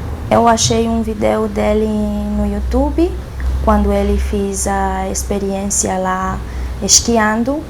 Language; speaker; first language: Portuguese; non-native, fluent; Romanian